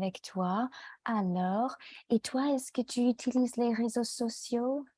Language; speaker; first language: French; non-native, fluent; English